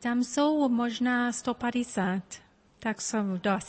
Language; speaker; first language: Czech; early bilingual, heritage; English